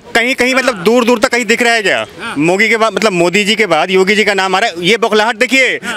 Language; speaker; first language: Hindi; native; Hindi